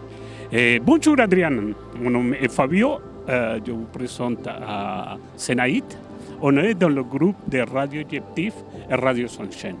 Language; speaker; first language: French; non-native, fluent; Spanish